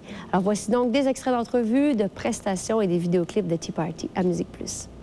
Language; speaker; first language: French; native; French